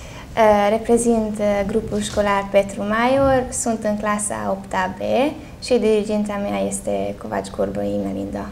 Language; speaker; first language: Romanian; non-native, local second language; Hungarian